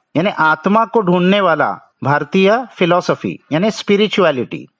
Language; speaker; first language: Hindi; non-native, local second language; Marathi